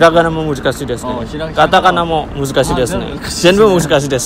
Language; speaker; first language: Japanese; non-native, learner; Indonesian